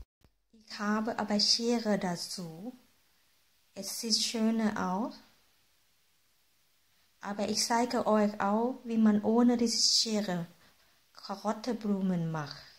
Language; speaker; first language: German; non-native, fluent; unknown